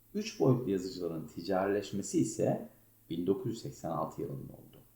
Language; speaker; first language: Turkish; native; Turkish